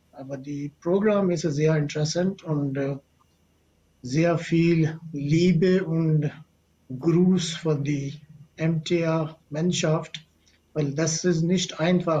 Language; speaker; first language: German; non-native, learner; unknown